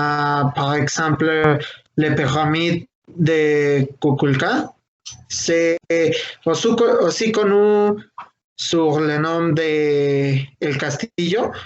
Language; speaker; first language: French; non-native, learner; Spanish